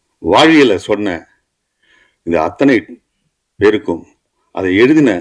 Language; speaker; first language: Tamil; native; Tamil